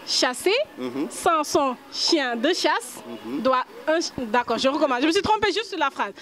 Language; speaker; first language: French; non-native, local second language; Wolof